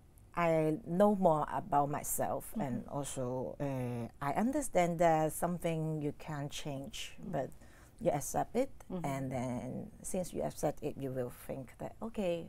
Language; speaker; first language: English; non-native, learner; Cantonese